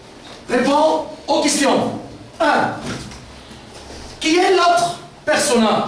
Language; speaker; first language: French; non-native, fluent; Arabic